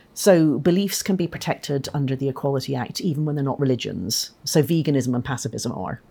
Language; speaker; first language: English; native; English